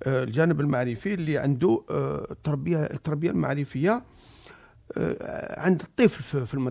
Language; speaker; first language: Arabic; native; Arabic